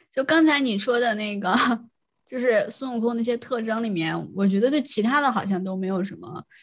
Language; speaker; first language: Chinese; native; Chinese